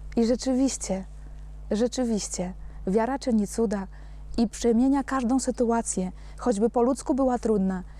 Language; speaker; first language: Polish; non-native, fluent; Spanish